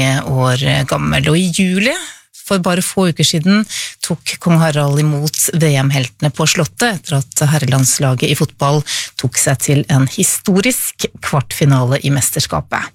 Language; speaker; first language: Norwegian; native; Norwegian